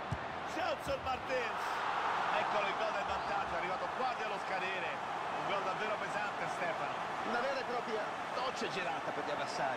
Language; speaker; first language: Italian; native; Italian